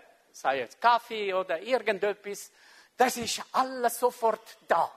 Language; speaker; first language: German; non-native, local second language; French